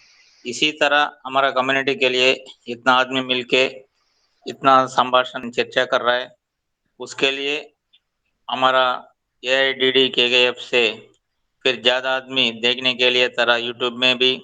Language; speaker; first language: Hindi; non-native, local second language; Telugu